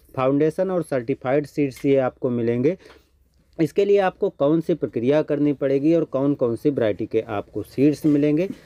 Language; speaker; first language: Hindi; native; Hindi